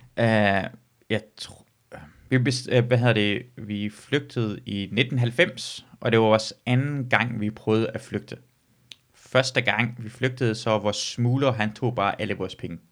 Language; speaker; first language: Danish; early bilingual, other home language; Persian